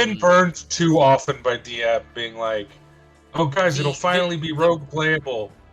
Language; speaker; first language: English; native; English